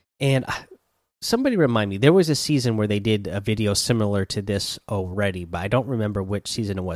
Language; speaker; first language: English; native; English